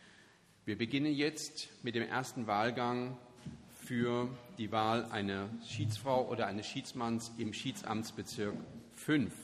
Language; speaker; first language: German; native; German